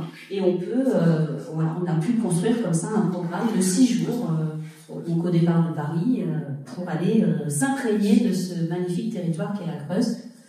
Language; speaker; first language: French; native; French